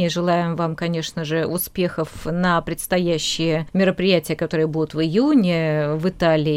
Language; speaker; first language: Russian; native; Russian